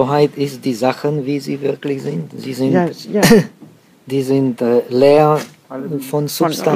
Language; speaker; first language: German; non-native, fluent; Czech